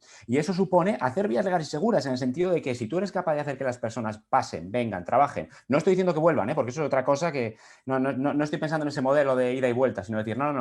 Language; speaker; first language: Spanish; native; Spanish